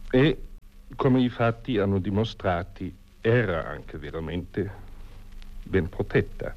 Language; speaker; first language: Italian; non-native, fluent; German